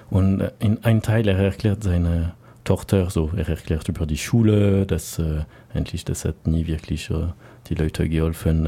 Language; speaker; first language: German; non-native, learner; French